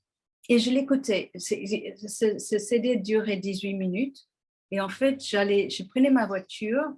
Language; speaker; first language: French; non-native, fluent; English